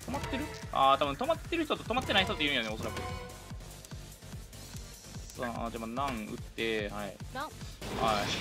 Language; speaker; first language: Japanese; native; Japanese